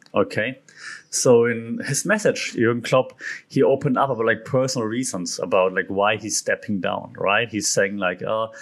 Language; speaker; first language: English; non-native, fluent; German